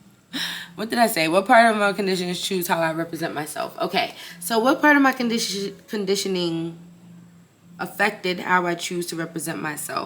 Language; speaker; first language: English; native; English